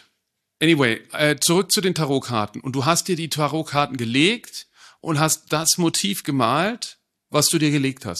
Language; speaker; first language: German; native; German